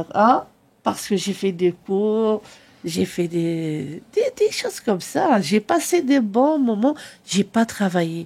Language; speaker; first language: French; non-native, learner; Arabic